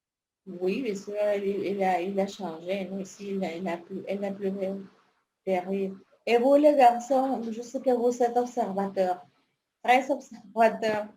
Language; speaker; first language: French; non-native, fluent; Spanish